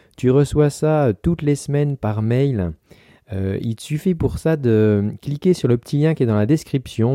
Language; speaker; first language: French; native; French